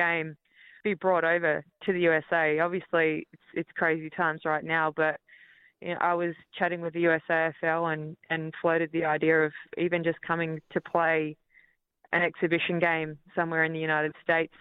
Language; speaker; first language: English; native; English